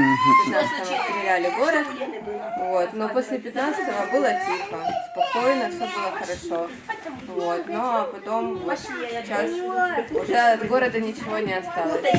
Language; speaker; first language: Russian; native; Russian